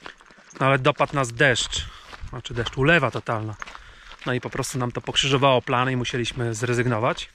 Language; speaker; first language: Polish; native; Polish